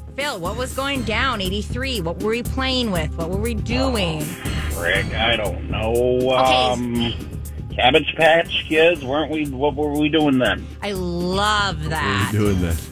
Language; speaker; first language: English; native; English